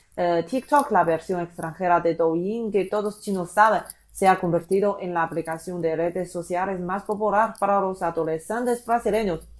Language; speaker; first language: Spanish; non-native, fluent; Chinese